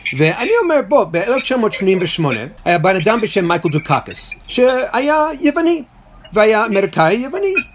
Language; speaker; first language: Hebrew; non-native, fluent; English